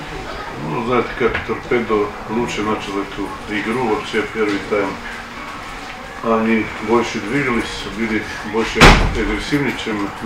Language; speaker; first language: Russian; non-native, fluent; Serbian